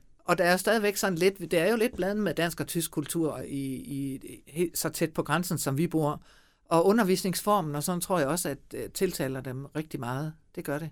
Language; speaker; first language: Danish; native; Danish